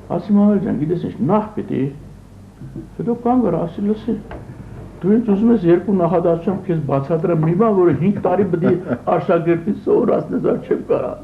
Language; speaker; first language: Armenian; early bilingual, other home language; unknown